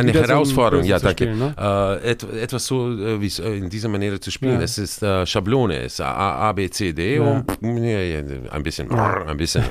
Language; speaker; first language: German; non-native, fluent; Spanish